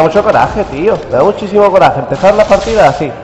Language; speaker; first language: Spanish; native; Spanish